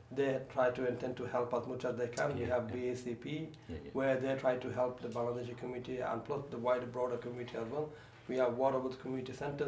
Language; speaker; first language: English; native; English